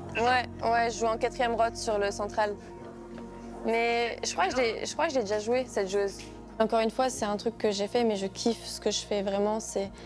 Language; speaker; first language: French; early bilingual, other home language; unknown